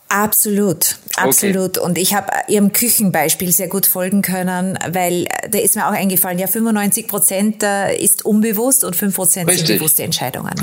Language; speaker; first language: German; native; German